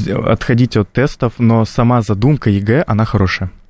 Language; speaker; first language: Russian; native; Russian